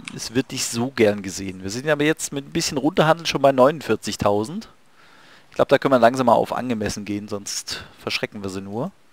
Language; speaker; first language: German; native; German